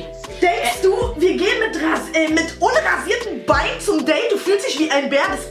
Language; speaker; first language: German; native; German